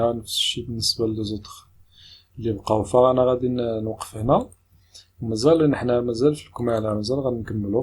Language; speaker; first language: Arabic; native; Arabic